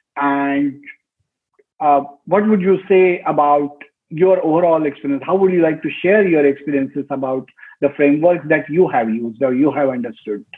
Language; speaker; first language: English; non-native, local second language; Marathi